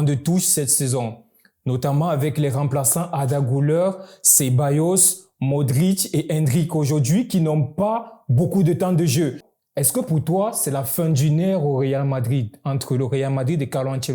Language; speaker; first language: French; native; French